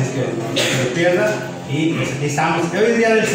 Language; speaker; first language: Spanish; native; Spanish